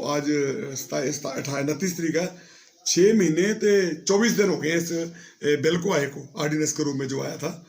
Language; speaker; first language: Hindi; non-native, local second language; Punjabi